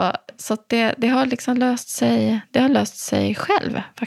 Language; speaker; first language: Swedish; native; Swedish